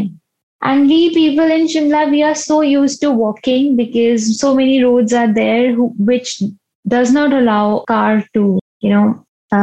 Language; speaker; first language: English; non-native, local second language; Hindi